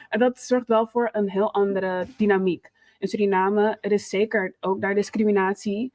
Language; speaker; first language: Dutch; native; Dutch